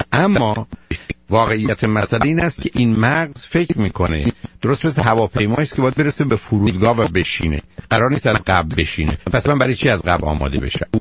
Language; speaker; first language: Persian; native; Persian